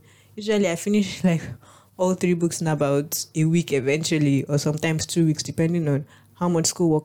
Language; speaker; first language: English; non-native, local second language; Yoruba